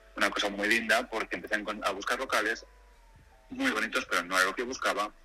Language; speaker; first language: Spanish; native; Spanish